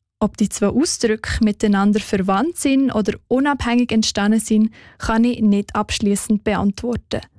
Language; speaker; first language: German; native; German